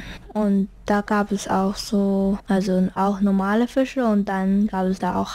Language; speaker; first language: German; early bilingual, heritage; German